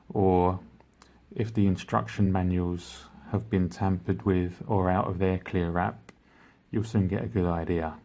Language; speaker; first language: English; native; English